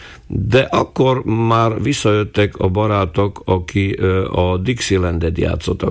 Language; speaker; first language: Hungarian; non-native, local second language; Slovak